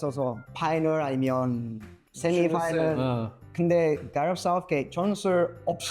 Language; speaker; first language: Korean; non-native, learner; English